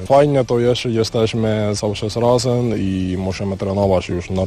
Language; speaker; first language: Polish; non-native, learner; Spanish